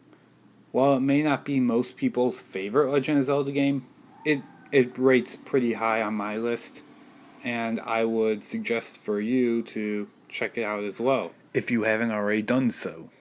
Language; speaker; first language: English; native; English